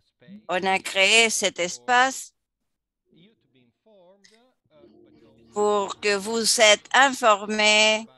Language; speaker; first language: French; non-native, fluent; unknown